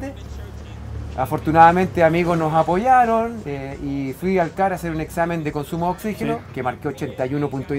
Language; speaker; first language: Spanish; native; Spanish